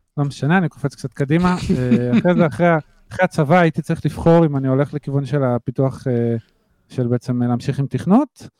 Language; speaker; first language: Hebrew; native; Hebrew